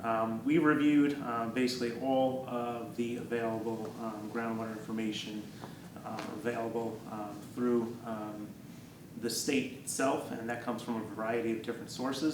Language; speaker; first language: English; native; English